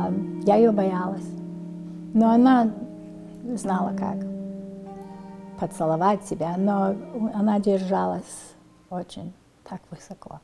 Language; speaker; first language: Russian; early bilingual, heritage; Russian